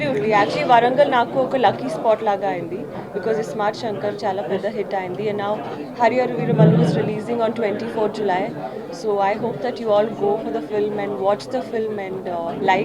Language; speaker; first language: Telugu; non-native, learner; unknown